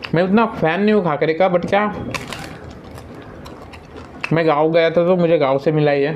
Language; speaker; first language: Hindi; non-native, local second language; Marathi